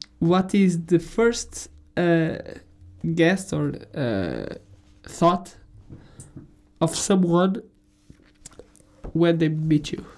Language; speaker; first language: English; non-native, fluent; Portuguese